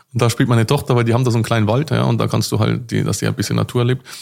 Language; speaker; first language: German; native; German